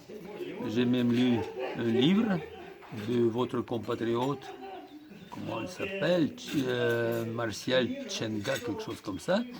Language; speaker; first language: French; non-native, fluent; Russian